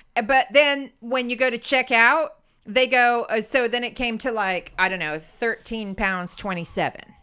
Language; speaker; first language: English; native; English